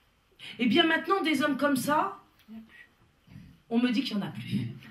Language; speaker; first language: French; native; French